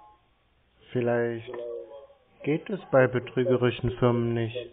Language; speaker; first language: German; native; German